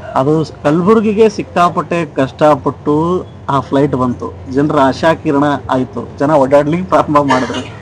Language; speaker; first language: Kannada; native; Kannada